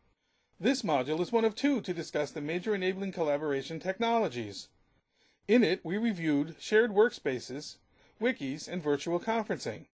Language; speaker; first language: English; native; English